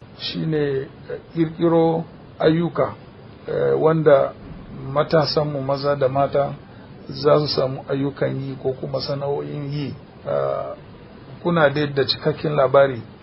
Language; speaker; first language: Hausa; non-native, local second language; Fula